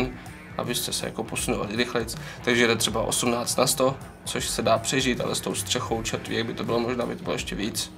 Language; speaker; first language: Czech; native; Czech